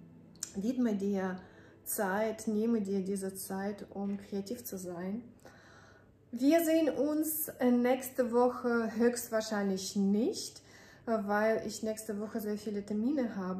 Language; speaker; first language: German; non-native, fluent; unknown